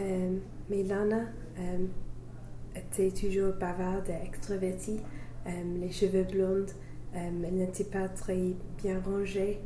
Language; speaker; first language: French; non-native, learner; English